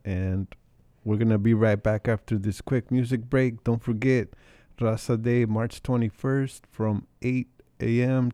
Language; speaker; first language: English; early bilingual, other home language; Spanish